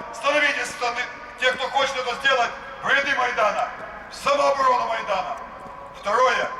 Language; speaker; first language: Russian; non-native, local second language; Ukrainian